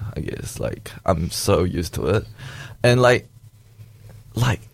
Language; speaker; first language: English; early bilingual, other home language; Chinese